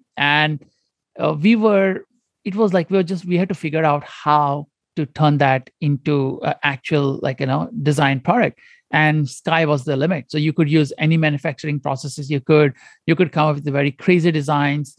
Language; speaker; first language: English; non-native, local second language; Konkani